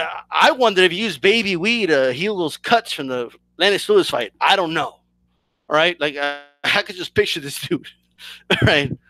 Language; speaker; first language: English; early bilingual, other home language; Spanish